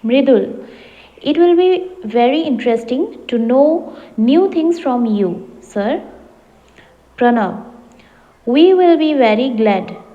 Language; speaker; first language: English; non-native, local second language; Assamese